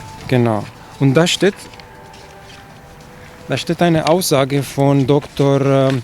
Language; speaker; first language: German; non-native, fluent; Chinese